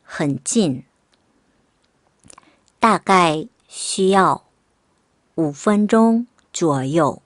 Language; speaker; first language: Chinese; non-native, fluent; Korean